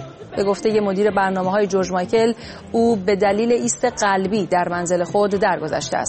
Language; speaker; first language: Persian; native; Persian